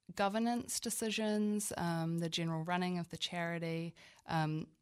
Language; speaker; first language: English; native; English